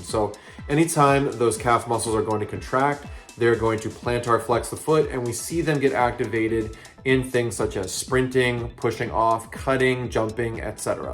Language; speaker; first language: English; native; English